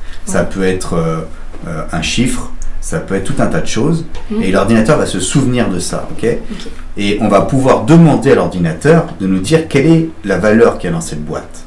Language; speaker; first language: French; native; French